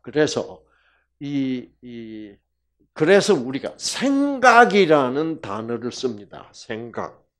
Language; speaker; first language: Korean; native; Korean